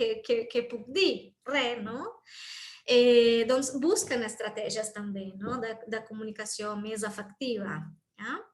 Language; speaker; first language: Catalan; non-native, fluent; Portuguese